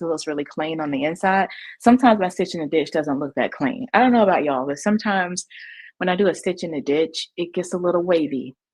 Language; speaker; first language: English; native; English